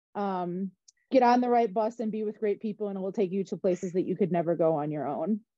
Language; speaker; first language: English; native; English